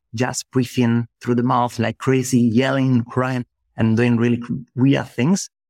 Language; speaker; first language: English; non-native, fluent; Spanish